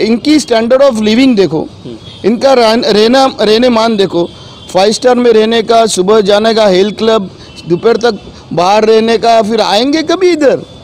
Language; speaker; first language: Hindi; non-native, local second language; Marathi